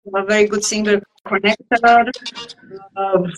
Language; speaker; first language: English; non-native, learner; Romanian